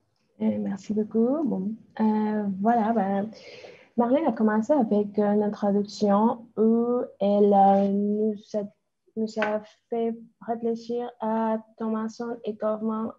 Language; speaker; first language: French; non-native, fluent; Spanish